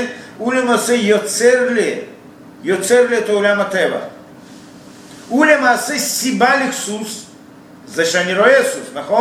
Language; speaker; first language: Hebrew; non-native, fluent; Russian